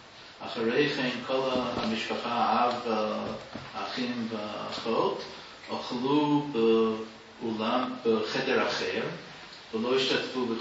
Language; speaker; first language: Hebrew; non-native, fluent; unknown